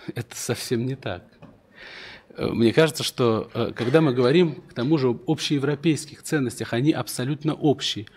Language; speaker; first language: Russian; native; Russian